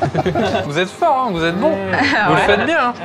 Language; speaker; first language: French; native; French